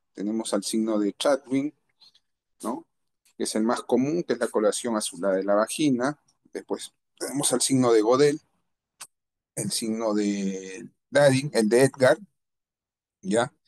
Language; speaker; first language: Spanish; native; Spanish